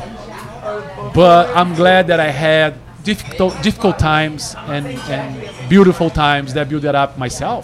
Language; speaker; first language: English; non-native, fluent; Portuguese